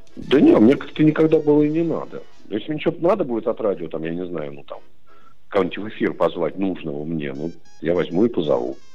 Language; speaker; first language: Russian; native; Russian